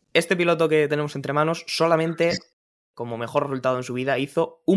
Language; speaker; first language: Spanish; native; Spanish